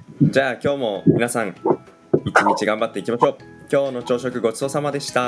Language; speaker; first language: Japanese; native; Japanese